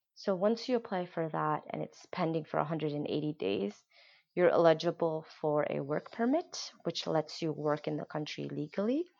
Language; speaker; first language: English; non-native, local second language; Somali